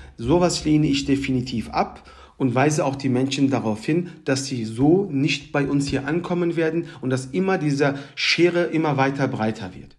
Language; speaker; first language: German; early bilingual, other home language; Turkish